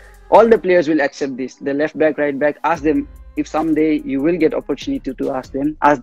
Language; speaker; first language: English; non-native, local second language; Tamil